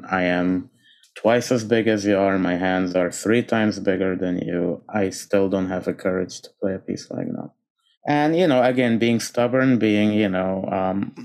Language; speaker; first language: English; non-native, fluent; Arabic